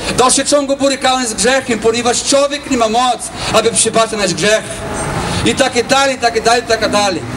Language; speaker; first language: Polish; non-native, learner; Portuguese